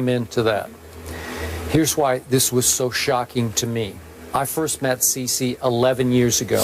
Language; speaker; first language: English; native; English